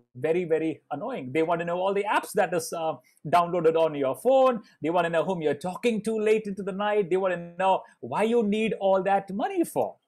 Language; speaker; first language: English; non-native, local second language; Malayalam